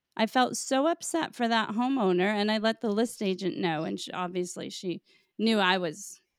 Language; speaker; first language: English; native; English